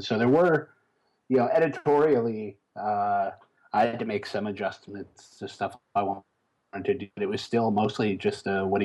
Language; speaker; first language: English; native; English